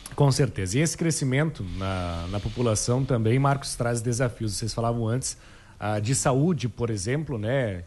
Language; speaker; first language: Portuguese; native; Portuguese